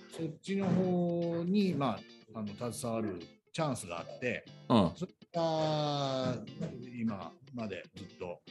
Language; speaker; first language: Japanese; native; Japanese